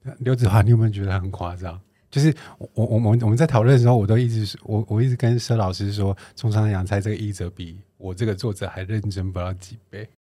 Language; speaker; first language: Chinese; native; Chinese